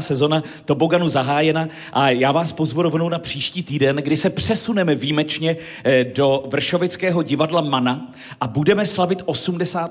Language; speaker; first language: Czech; native; Czech